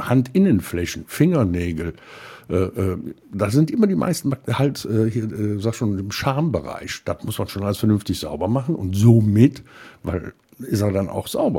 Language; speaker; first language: German; native; German